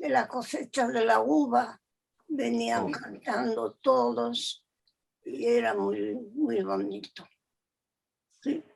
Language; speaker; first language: Spanish; early bilingual, other home language; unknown